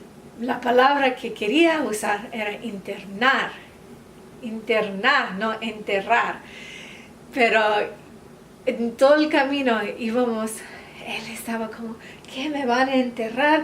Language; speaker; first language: Spanish; non-native, fluent; English